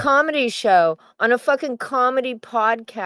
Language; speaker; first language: English; native; English